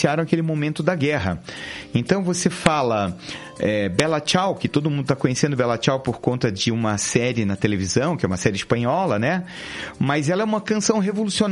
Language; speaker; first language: Portuguese; native; Portuguese